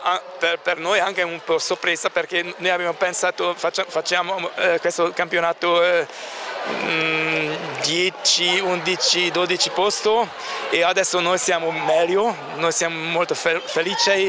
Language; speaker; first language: Italian; non-native, learner; German